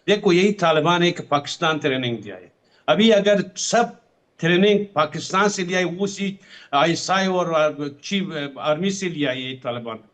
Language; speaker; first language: Hindi; non-native, fluent; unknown